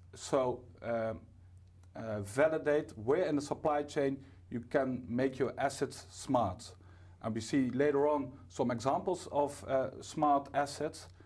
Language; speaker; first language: English; non-native, fluent; Dutch